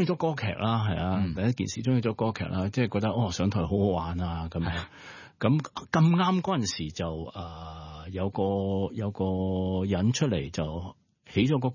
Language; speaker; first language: Cantonese; early bilingual, heritage; Cantonese